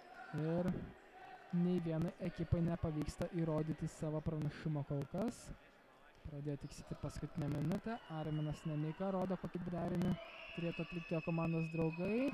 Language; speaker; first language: Lithuanian; native; Lithuanian